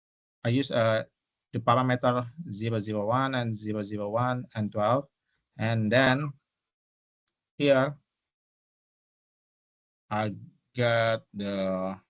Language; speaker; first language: English; non-native, local second language; Indonesian